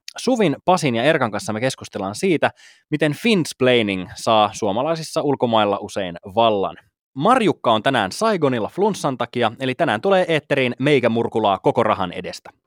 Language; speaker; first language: Finnish; native; Finnish